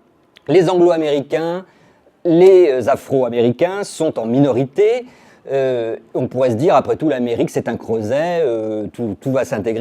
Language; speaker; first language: French; native; French